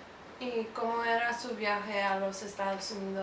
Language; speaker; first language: Spanish; non-native, learner; English